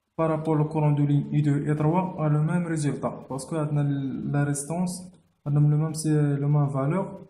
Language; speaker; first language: French; non-native, local second language; Arabic